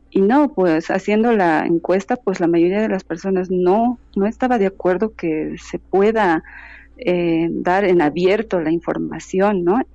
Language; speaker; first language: Spanish; native; Spanish